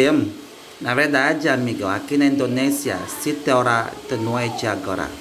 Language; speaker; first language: Portuguese; non-native, learner; Indonesian